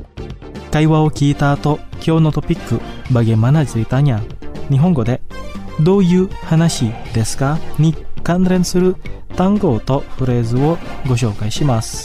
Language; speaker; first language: Japanese; non-native, fluent; Indonesian